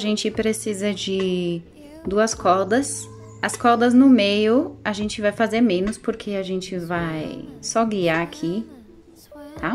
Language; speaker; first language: Portuguese; non-native, fluent; German